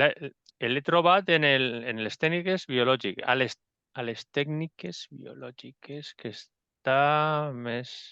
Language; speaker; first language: Catalan; non-native, local second language; Spanish